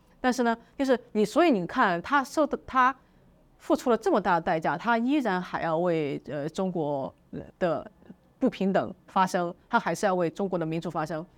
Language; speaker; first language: Chinese; native; Chinese